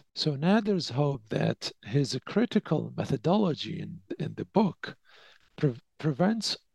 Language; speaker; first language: English; non-native, fluent; Arabic